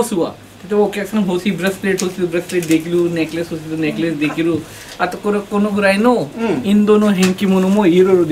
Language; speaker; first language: Japanese; non-native, learner; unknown